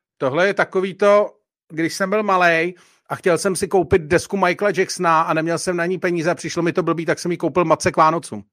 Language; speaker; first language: Czech; native; Czech